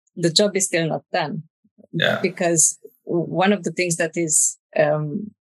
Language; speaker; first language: English; non-native, fluent; Romanian